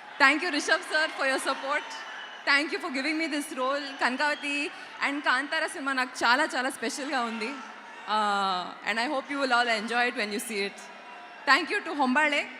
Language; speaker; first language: Telugu; non-native, learner; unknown